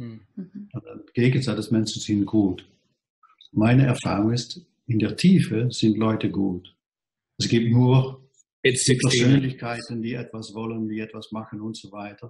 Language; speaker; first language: German; non-native, fluent; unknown